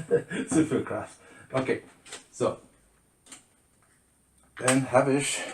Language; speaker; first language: German; non-native, fluent; English